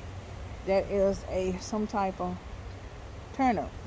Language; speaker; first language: English; native; English